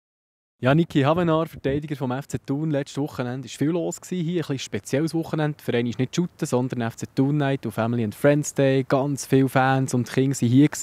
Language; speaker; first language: German; native; German